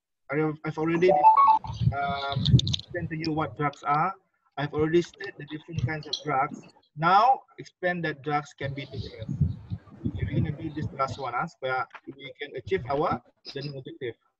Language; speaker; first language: English; non-native, local second language; Malay